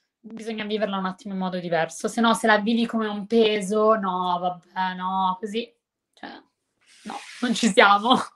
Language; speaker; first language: Italian; native; Italian